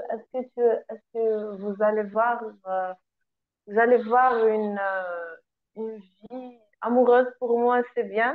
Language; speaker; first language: French; non-native, learner; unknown